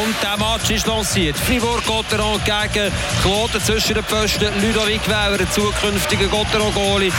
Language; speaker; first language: German; native; German